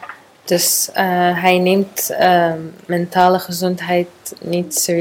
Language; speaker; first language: Dutch; non-native, learner; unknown